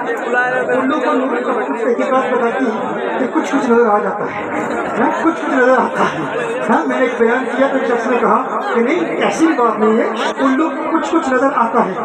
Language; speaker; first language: Urdu; early bilingual, heritage; English